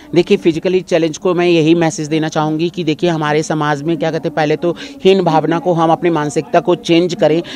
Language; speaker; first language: Hindi; native; Hindi